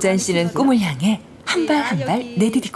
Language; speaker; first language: Korean; native; Korean